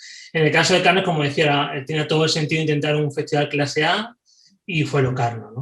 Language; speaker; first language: Spanish; native; Spanish